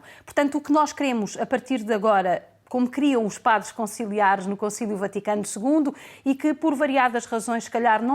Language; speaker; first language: Portuguese; native; Portuguese